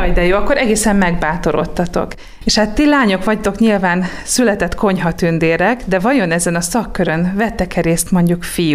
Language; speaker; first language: Hungarian; native; Hungarian